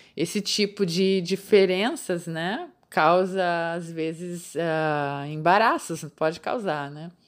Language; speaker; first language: Portuguese; native; Portuguese